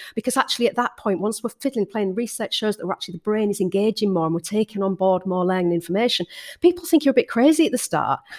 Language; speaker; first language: English; native; English